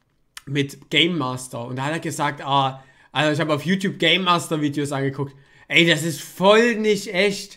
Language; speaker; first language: German; native; German